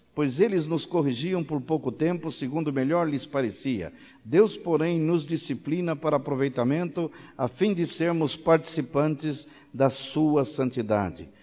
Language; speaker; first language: Portuguese; native; Portuguese